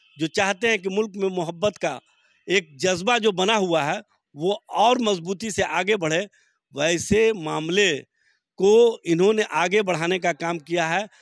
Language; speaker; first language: Hindi; native; Hindi